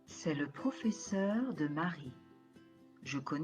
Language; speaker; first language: French; non-native, learner; Spanish